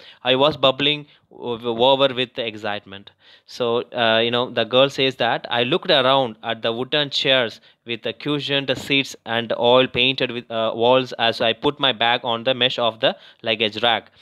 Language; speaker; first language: English; non-native, local second language; Tamil